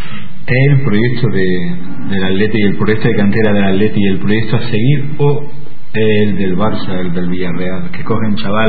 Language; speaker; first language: Spanish; native; Spanish